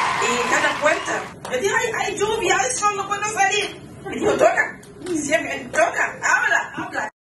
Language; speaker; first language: Spanish; non-native, fluent; Haitian Creole